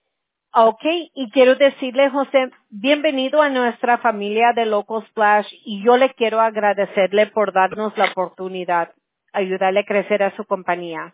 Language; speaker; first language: Spanish; early bilingual, heritage; Spanish